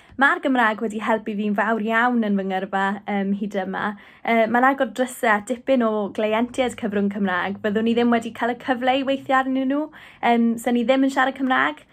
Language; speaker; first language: Welsh; non-native, local second language; English